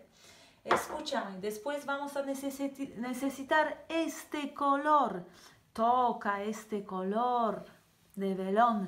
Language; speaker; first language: Spanish; non-native, fluent; Polish